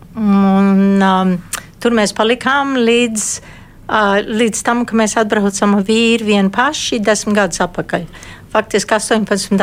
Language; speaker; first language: Latvian; early bilingual, heritage; Latvian